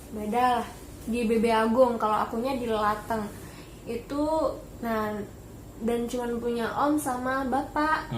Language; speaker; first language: Indonesian; native; Indonesian